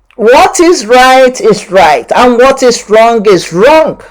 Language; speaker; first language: English; non-native, local second language; Yoruba